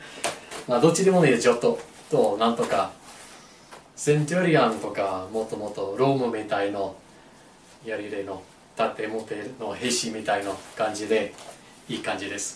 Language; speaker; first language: Japanese; non-native, learner; English